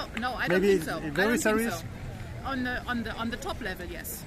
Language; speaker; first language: English; non-native, fluent; German